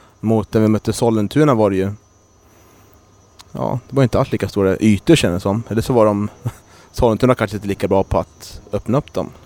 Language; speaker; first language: Swedish; native; Swedish